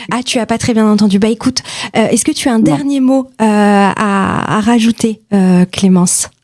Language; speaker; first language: French; native; French